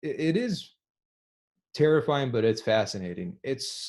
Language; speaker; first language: English; native; English